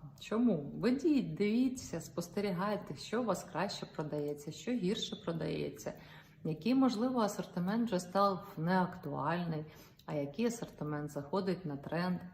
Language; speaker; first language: Ukrainian; non-native, local second language; Russian